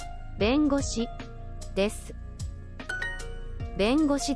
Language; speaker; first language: Japanese; non-native, learner; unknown